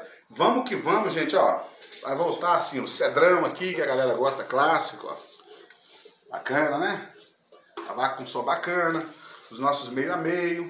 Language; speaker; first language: Portuguese; native; Portuguese